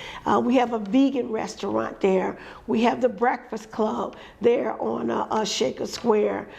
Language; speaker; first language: English; native; English